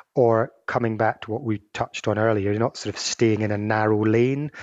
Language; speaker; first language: English; native; English